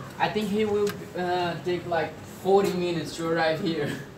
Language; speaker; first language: English; non-native, learner; Portuguese